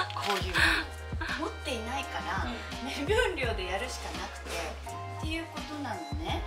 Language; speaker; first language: Japanese; native; Japanese